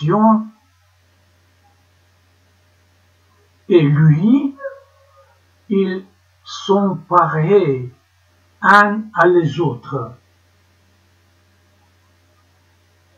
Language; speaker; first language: French; non-native, learner; Ukrainian